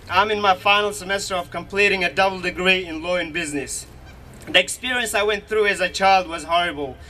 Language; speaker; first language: English; early bilingual, other home language; Hazaragi